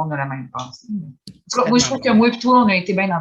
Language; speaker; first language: French; native; French